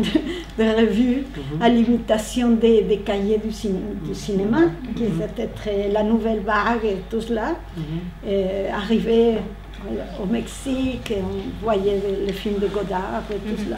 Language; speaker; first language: French; non-native, learner; Spanish